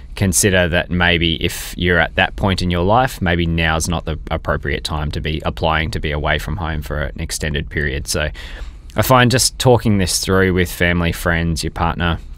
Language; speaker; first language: English; native; English